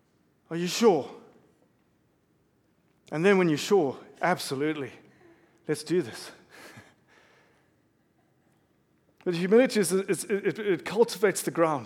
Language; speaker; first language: English; native; English